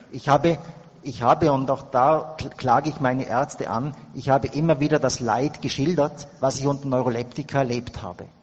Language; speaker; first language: German; native; German